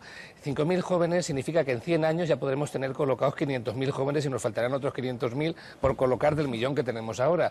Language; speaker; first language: Spanish; native; Spanish